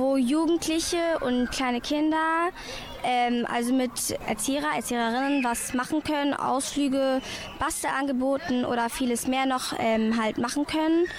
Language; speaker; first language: German; native; German